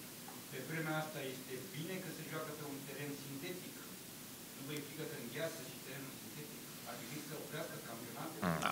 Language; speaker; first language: Romanian; native; Romanian